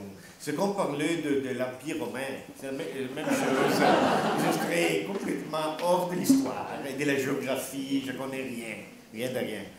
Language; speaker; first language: French; non-native, learner; Italian